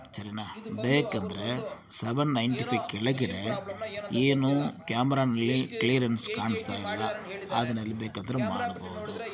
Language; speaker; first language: Kannada; non-native, local second language; Tamil